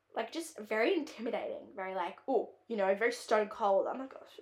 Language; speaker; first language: English; native; English